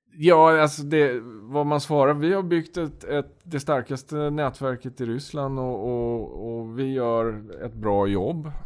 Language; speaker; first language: Swedish; native; Swedish